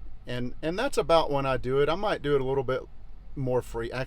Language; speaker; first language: English; native; English